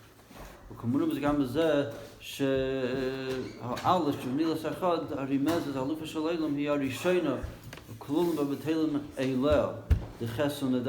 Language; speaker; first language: Hebrew; non-native, fluent; English